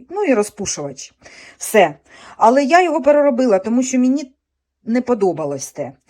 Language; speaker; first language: Ukrainian; native; Ukrainian